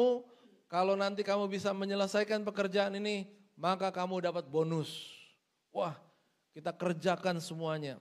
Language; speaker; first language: Indonesian; native; Indonesian